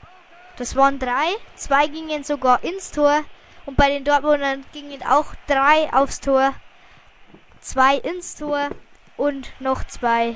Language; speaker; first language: German; native; German